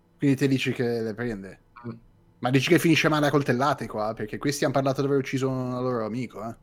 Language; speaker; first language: Italian; native; Italian